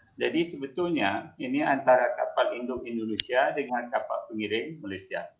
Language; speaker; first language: Malay; native; Malay